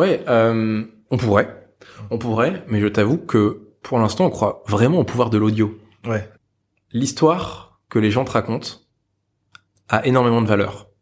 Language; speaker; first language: French; native; French